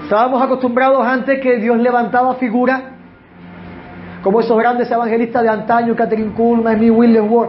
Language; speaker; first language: Spanish; native; Spanish